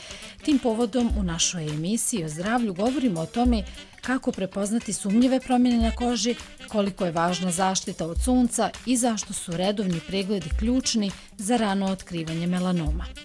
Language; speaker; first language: Croatian; native; Croatian